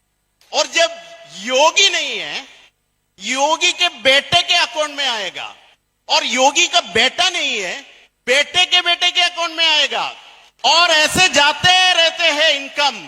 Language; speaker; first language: Hindi; non-native, local second language; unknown